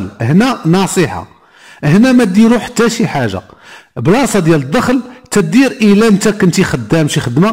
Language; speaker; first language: Arabic; native; Arabic